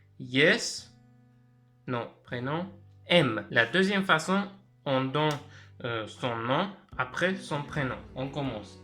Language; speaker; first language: French; native; French